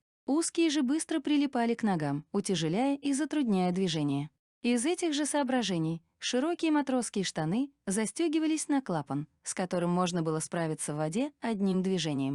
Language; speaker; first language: Russian; native; Russian